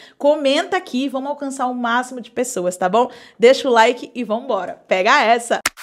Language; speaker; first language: Portuguese; native; Portuguese